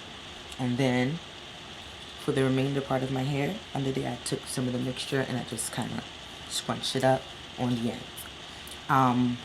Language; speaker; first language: English; native; English